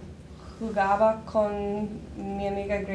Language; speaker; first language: Spanish; non-native, learner; English